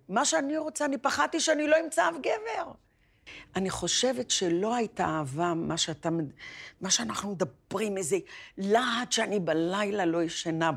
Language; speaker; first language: Hebrew; early bilingual, other home language; Arabic